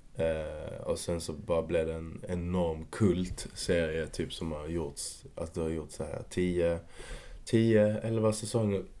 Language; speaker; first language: Swedish; early bilingual, other home language; Arabic